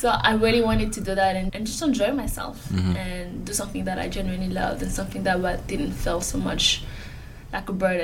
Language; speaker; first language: English; non-native, fluent; French